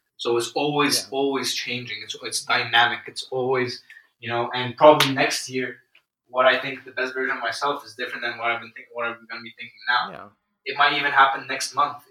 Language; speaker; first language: English; non-native, fluent; Arabic